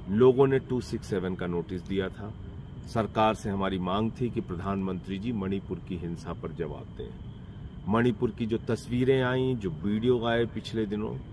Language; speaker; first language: Hindi; native; Hindi